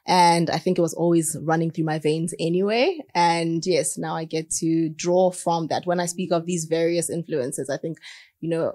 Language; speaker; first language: English; non-native, local second language; Southern Sotho